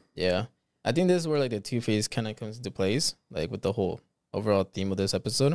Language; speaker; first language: English; early bilingual, other home language; Spanish